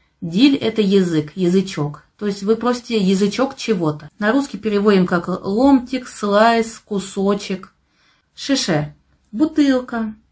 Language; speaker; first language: Russian; native; Russian